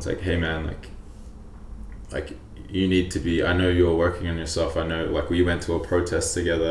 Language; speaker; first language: English; native; English